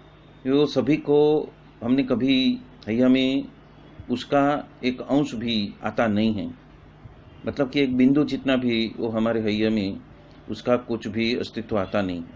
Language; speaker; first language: Hindi; non-native, local second language; Gujarati